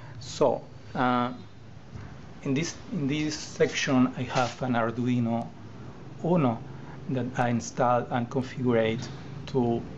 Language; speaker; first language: English; non-native, learner; Spanish